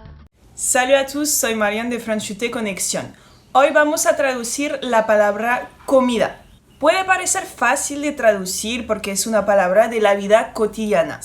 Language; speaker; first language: Spanish; non-native, fluent; French